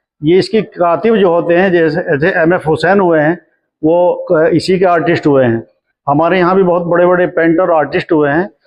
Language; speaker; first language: Hindi; native; Hindi